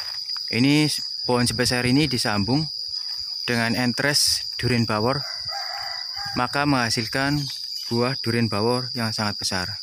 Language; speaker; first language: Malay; non-native, local second language; Javanese